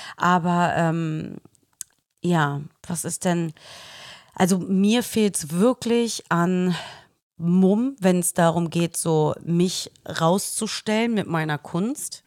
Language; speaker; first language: German; early bilingual, other home language; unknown